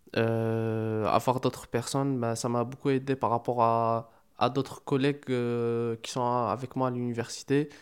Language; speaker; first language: French; non-native, local second language; Arabic